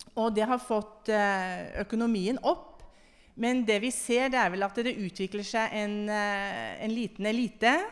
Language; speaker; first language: Norwegian; native; Norwegian